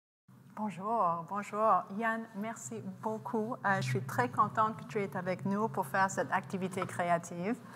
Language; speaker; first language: French; non-native, local second language; English